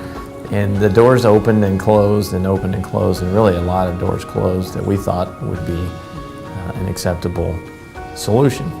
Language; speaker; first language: English; native; English